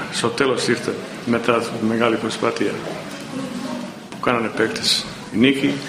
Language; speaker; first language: Greek; non-native, fluent; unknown